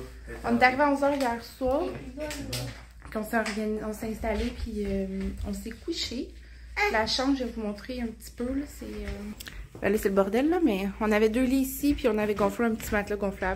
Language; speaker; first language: French; native; French